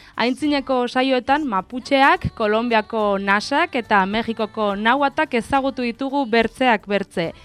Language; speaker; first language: Basque; native; Basque